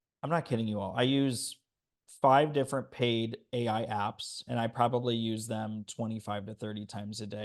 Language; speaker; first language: English; native; English